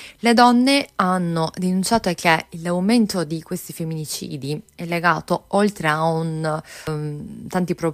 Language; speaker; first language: Italian; non-native, fluent; Turkish